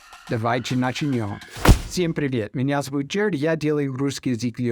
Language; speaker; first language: Russian; non-native, fluent; English